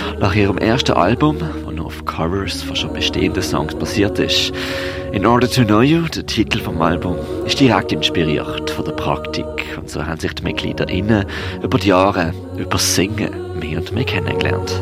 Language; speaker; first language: German; native; German